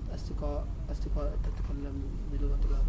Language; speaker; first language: Arabic; non-native, learner; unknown